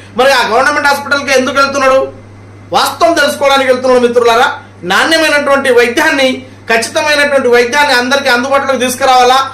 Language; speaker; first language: Telugu; non-native, local second language; Marathi